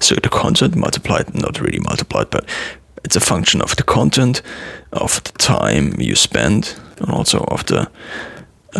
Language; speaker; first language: English; non-native, fluent; German